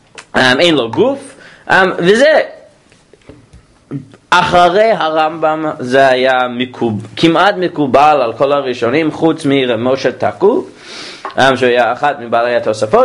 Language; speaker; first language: Hebrew; non-native, fluent; English